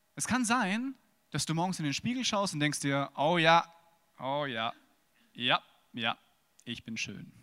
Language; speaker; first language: German; native; German